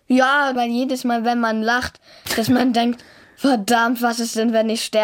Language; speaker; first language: German; native; German